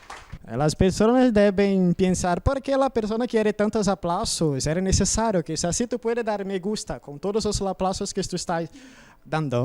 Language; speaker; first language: Spanish; non-native, learner; Portuguese